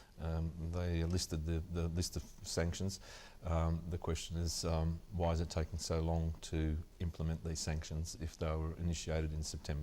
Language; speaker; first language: English; early bilingual, other home language; Ukrainian